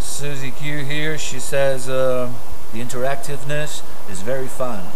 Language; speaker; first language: English; non-native, fluent; Portuguese